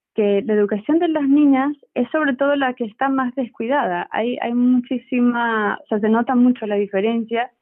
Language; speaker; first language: Spanish; native; Spanish